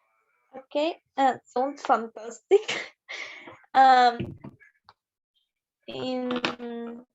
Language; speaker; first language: English; non-native, learner; Spanish